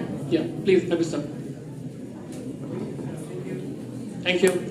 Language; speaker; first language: Hindi; native; Hindi